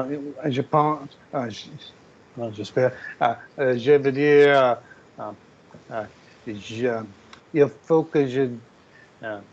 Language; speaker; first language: French; non-native, learner; English